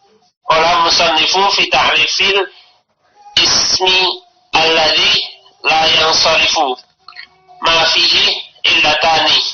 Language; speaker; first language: Arabic; non-native, learner; Indonesian